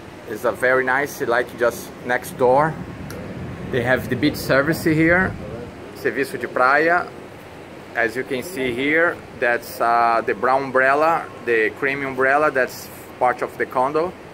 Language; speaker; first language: English; non-native, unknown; Portuguese